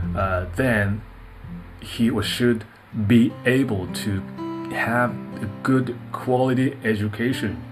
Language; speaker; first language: English; non-native, fluent; Japanese